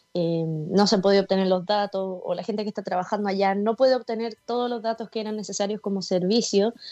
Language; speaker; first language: Spanish; native; Spanish